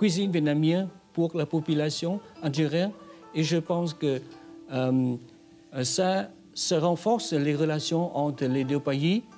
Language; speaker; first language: French; non-native, fluent; Vietnamese